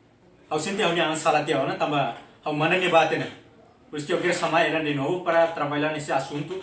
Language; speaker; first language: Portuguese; non-native, local second language; Tetum